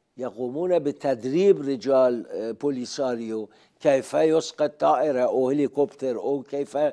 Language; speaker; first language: Arabic; non-native, fluent; Persian